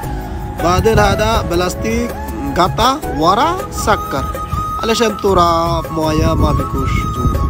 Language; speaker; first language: Arabic; non-native, learner; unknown